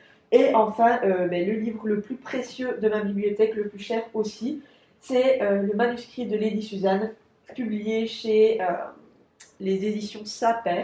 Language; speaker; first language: French; native; French